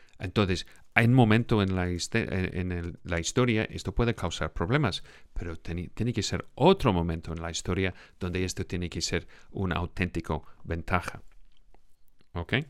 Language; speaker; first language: Spanish; non-native, fluent; English